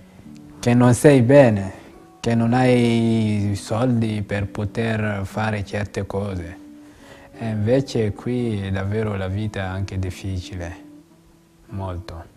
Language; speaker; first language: Italian; non-native, fluent; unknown